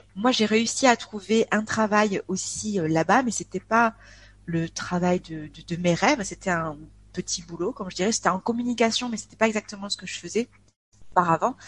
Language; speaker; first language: French; native; French